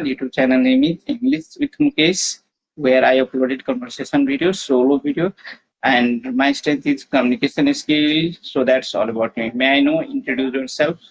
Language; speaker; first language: English; non-native, learner; Maithili